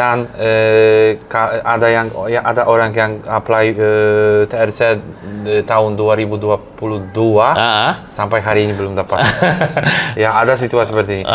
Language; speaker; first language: Indonesian; non-native, fluent; Polish